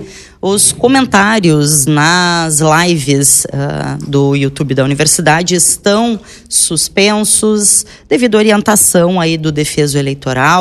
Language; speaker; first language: Portuguese; native; Portuguese